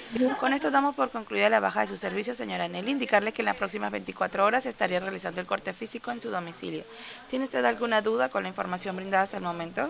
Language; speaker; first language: Spanish; native; Spanish